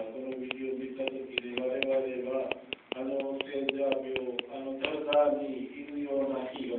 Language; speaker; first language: Japanese; non-native, fluent; Urdu